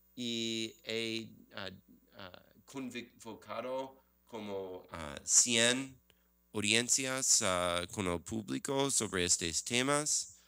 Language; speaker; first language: Spanish; non-native, learner; English